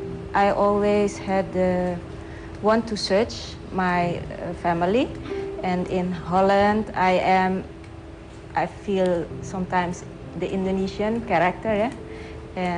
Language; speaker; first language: English; early bilingual, other home language; Dutch